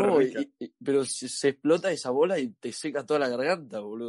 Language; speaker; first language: Spanish; native; Spanish